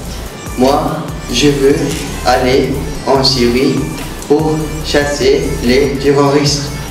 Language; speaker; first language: French; non-native, learner; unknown